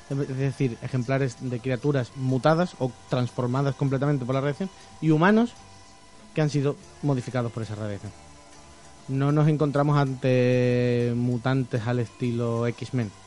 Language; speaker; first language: Spanish; native; Spanish